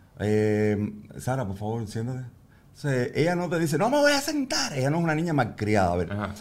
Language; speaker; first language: Spanish; native; Spanish